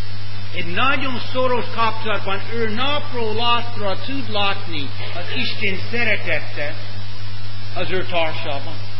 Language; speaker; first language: Hungarian; non-native, fluent; English